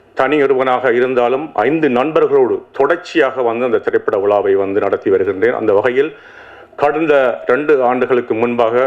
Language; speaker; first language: Tamil; native; Tamil